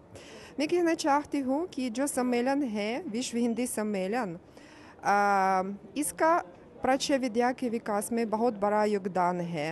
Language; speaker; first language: Hindi; non-native, fluent; Ukrainian